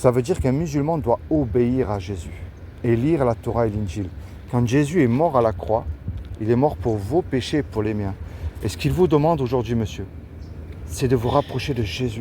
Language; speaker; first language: French; native; French